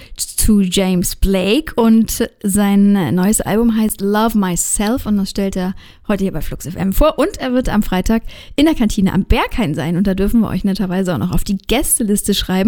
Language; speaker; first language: German; native; German